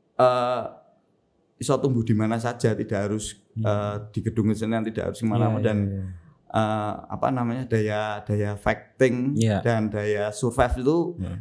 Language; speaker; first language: Indonesian; native; Indonesian